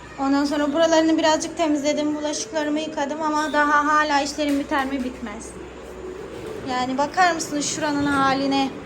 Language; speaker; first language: Turkish; native; Turkish